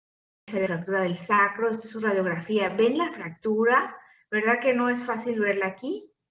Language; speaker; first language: Spanish; native; Spanish